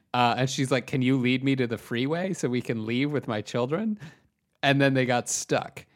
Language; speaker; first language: English; native; English